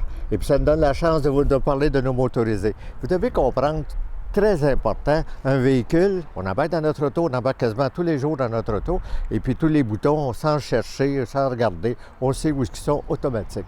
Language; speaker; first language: French; native; French